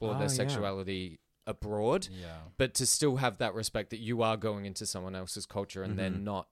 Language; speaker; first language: English; non-native, local second language; Filipino